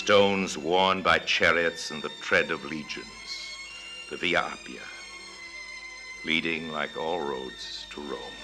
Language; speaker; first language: English; native; English